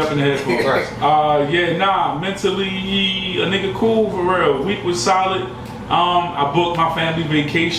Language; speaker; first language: English; native; English